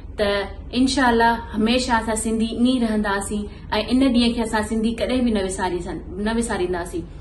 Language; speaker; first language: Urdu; non-native, local second language; Sindhi